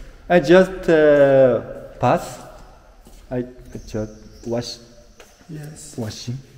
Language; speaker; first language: English; non-native, learner; Korean